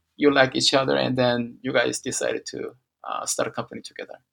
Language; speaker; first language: English; non-native, fluent; Korean